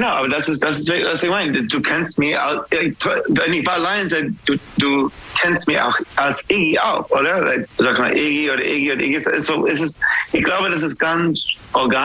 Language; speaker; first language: German; non-native, fluent; English